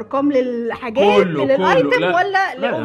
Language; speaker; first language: Arabic; native; Arabic